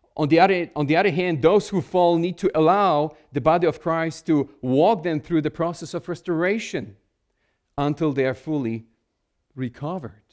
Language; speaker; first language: English; non-native, fluent; Polish